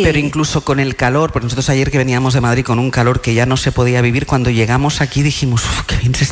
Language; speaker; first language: Spanish; native; Spanish